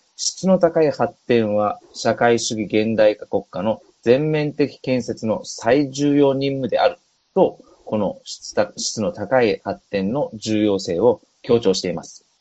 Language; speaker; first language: Japanese; native; Japanese